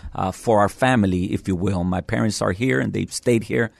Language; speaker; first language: English; early bilingual, other home language; Spanish